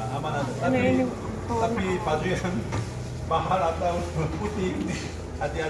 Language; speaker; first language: Indonesian; non-native, learner; Korean